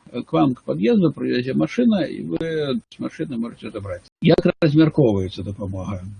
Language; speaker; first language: Belarusian; non-native, local second language; Russian